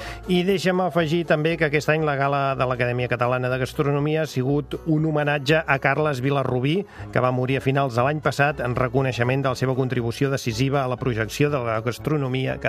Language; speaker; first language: Catalan; native; Catalan